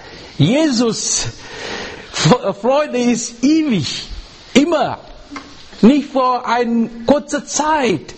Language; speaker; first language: German; non-native, learner; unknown